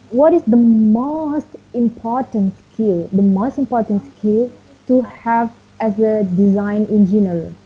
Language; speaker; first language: English; non-native, learner; Indonesian